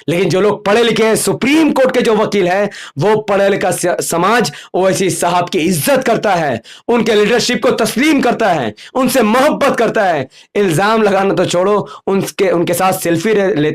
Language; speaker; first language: Hindi; native; Hindi